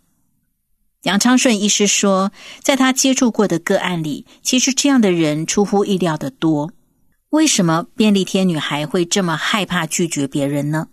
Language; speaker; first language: Chinese; native; Chinese